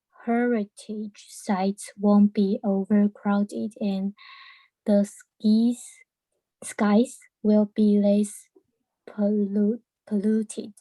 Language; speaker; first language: English; non-native, learner; Chinese